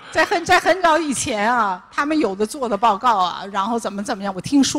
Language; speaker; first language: Chinese; native; Chinese